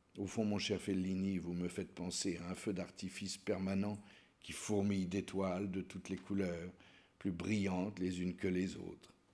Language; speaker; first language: French; native; French